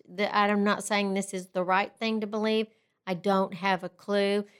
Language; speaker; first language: English; native; English